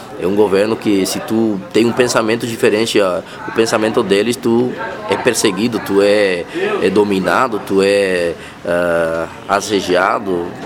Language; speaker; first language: Portuguese; non-native, fluent; Spanish